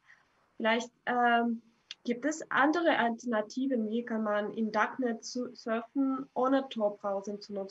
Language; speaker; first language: German; non-native, fluent; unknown